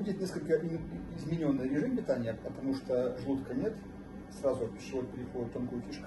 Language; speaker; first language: Russian; native; Russian